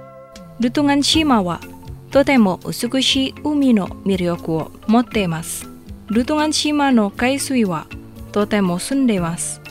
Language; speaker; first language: Japanese; non-native, fluent; Indonesian